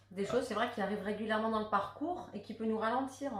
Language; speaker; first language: French; native; French